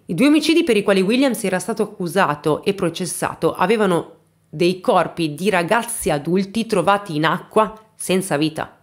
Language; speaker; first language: Italian; native; Italian